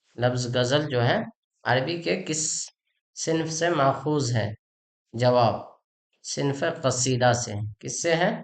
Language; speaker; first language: Urdu; native; Urdu